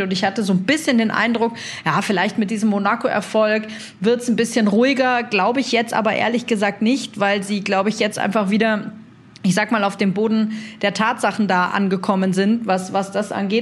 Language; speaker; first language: German; native; German